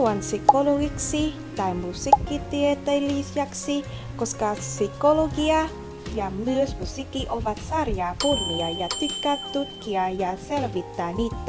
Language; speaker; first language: Finnish; non-native, learner; Vietnamese